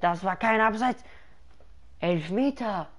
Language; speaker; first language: German; early bilingual, other home language; Persian